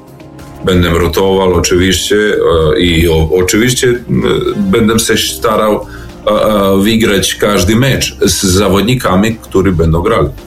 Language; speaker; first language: Polish; non-native, learner; Serbian